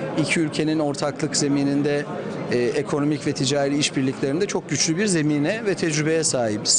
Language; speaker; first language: Turkish; native; Turkish